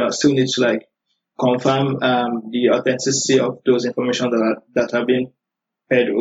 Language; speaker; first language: English; non-native, local second language; Yoruba